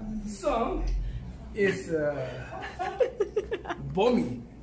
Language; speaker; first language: English; non-native, learner; Korean